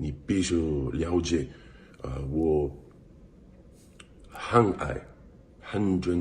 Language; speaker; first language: Chinese; non-native, learner; English